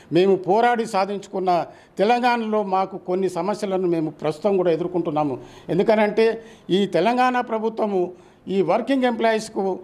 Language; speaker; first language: Telugu; native; Telugu